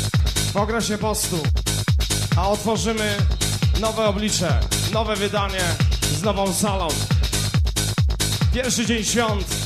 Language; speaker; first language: Polish; native; Polish